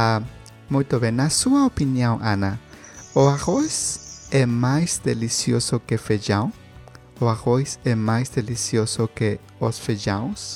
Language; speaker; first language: Portuguese; non-native, learner; Spanish